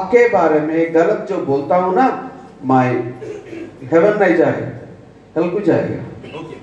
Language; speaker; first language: Hindi; non-native, local second language; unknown